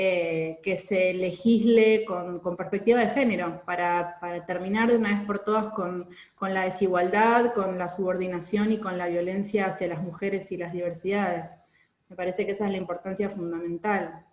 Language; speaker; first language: Spanish; native; Spanish